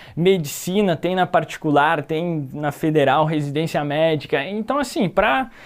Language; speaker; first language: Portuguese; native; Portuguese